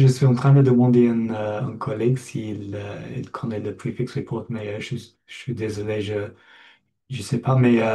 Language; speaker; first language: French; non-native, fluent; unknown